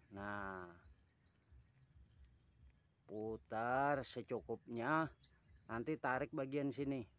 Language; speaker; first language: Indonesian; native; Indonesian